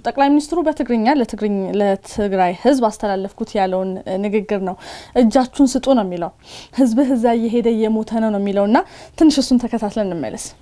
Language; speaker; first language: Amharic; non-native, local second language; Tigrinya